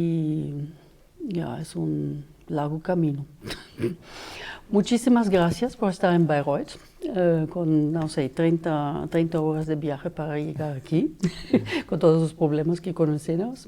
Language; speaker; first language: Spanish; non-native, fluent; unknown